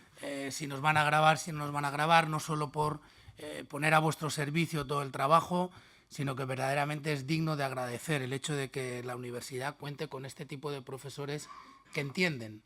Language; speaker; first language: Spanish; native; Spanish